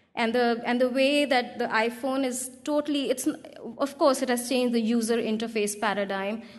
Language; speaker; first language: English; non-native, local second language; Hindi